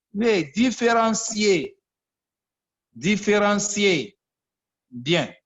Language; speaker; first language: French; non-native, fluent; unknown